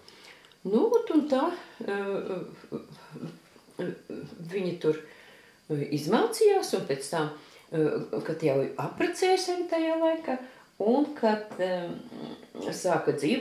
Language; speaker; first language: Latvian; early bilingual, heritage; Latvian